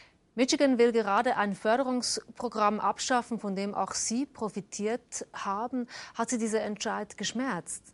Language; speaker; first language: German; native; German